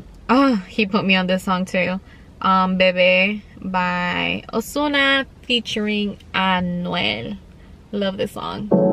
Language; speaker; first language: English; early bilingual, other home language; Spanish